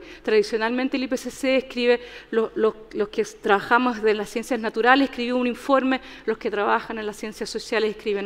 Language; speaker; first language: Spanish; native; Spanish